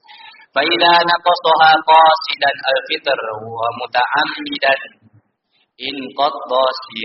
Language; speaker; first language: Arabic; non-native, fluent; Indonesian